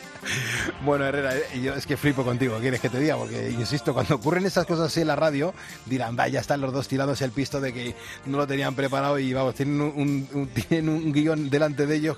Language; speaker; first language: Spanish; native; Spanish